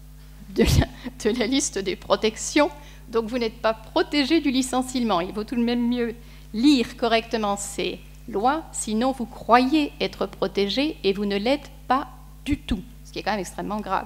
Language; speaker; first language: French; native; French